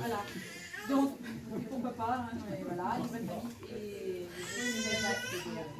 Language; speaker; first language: French; native; French